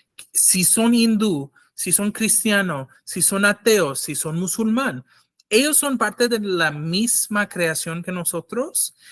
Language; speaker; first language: Spanish; non-native, fluent; English